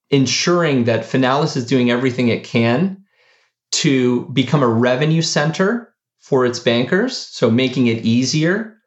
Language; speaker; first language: English; early bilingual, other home language; Spanish